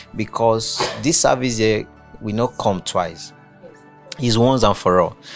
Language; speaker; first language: English; non-native, local second language; Yoruba